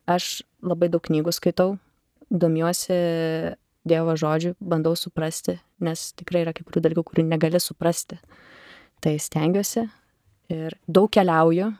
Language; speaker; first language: Lithuanian; native; Lithuanian